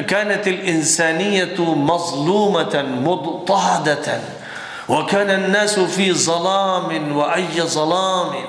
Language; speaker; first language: Arabic; non-native, fluent; Urdu